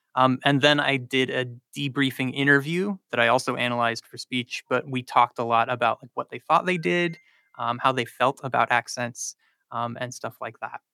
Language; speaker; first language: English; native; English